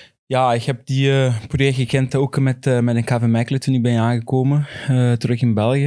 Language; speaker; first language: Dutch; non-native, fluent; Portuguese